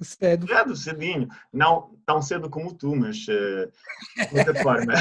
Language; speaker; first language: Portuguese; non-native, fluent; Italian